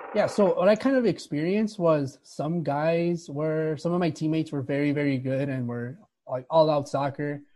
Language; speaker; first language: English; early bilingual, other home language; Spanish